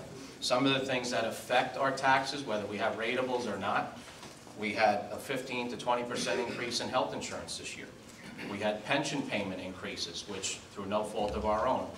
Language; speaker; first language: English; native; English